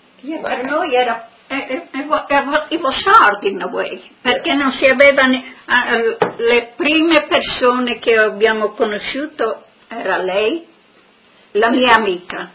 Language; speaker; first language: Italian; non-native, local second language; Friulian